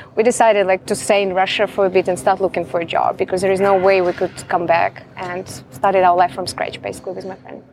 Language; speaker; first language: English; non-native, fluent; Russian